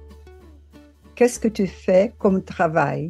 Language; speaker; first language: French; non-native, fluent; Portuguese